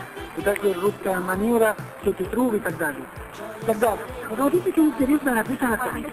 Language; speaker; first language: Russian; non-native, learner; Italian